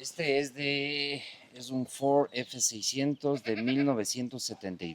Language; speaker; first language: Spanish; native; Spanish